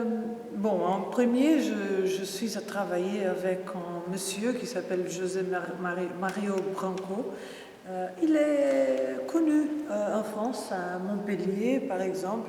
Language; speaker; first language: French; non-native, fluent; Portuguese